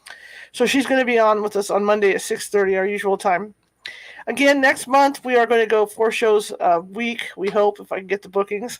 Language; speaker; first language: English; native; English